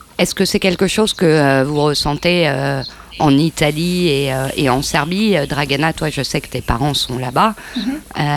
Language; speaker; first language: French; native; French